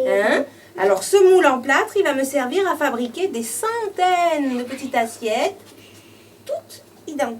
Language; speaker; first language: French; native; French